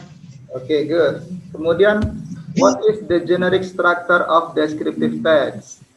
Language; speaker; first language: English; non-native, fluent; Indonesian